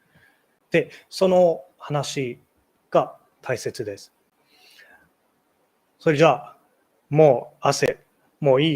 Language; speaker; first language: Japanese; non-native, learner; English